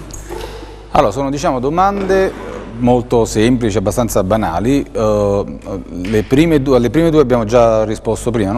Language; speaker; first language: Italian; native; Italian